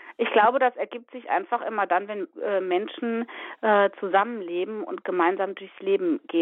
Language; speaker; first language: German; native; German